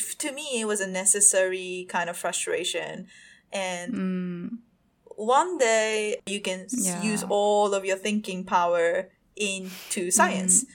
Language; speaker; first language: English; non-native, fluent; Japanese